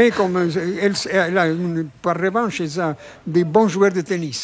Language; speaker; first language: French; non-native, fluent; Italian